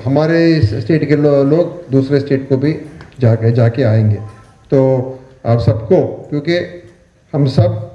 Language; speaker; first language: Hindi; non-native, local second language; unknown